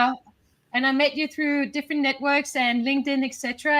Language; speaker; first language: English; native; English